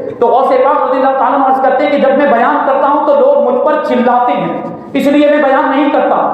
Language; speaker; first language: Urdu; native; Urdu